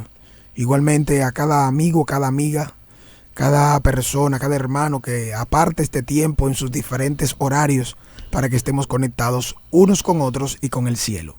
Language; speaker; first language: Spanish; native; Spanish